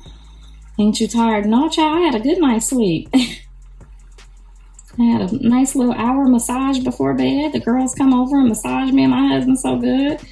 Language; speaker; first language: English; native; English